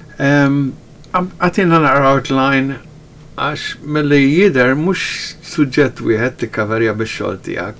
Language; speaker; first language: Maltese; early bilingual, heritage; Maltese